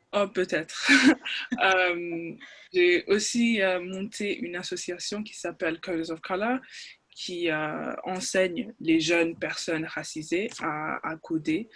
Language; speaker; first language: French; non-native, fluent; English